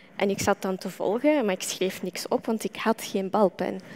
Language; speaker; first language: Dutch; non-native, fluent; Arabic